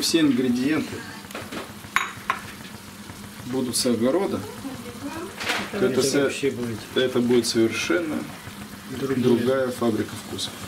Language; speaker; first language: Russian; native; Russian